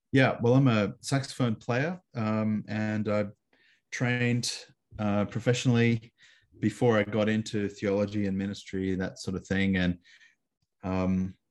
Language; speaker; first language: English; native; English